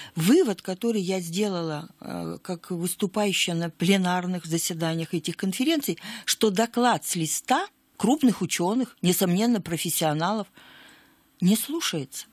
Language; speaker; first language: Russian; native; Russian